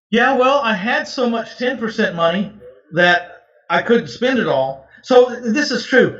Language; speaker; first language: English; native; English